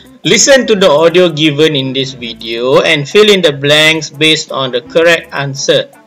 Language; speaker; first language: English; non-native, local second language; Malay